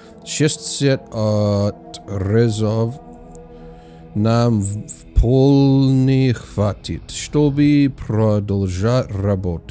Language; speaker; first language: Russian; non-native, learner; English